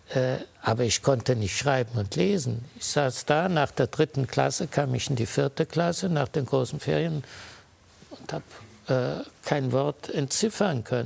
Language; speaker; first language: German; early bilingual, heritage; German